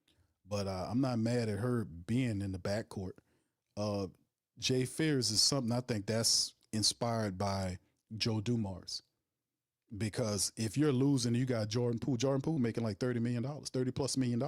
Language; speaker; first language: English; native; English